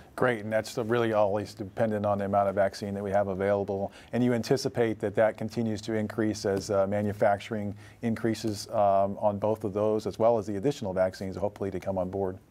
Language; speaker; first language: English; native; English